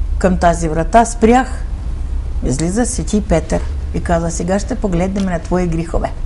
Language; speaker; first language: Bulgarian; early bilingual, heritage; Bulgarian